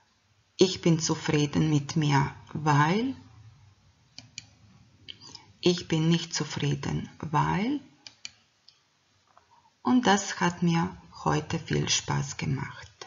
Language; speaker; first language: German; non-native, fluent; Croatian